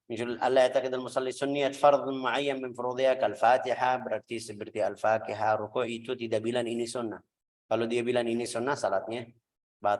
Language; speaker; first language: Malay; non-native, fluent; Arabic